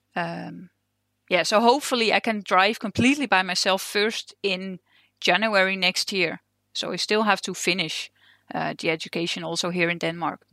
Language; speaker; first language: English; non-native, fluent; Dutch